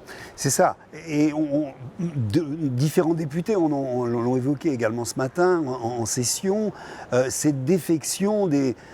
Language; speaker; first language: French; native; French